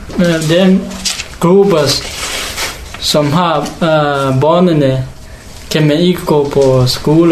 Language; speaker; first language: Danish; non-native, learner; Hakha Chin